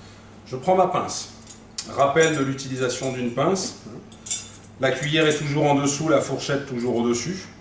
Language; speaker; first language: French; native; French